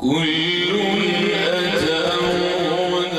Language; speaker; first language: Arabic; native; Arabic